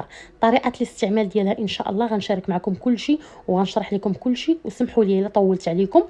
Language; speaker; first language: Arabic; native; Arabic